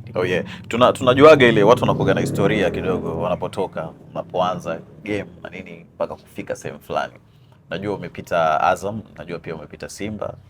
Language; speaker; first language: Swahili; native; Swahili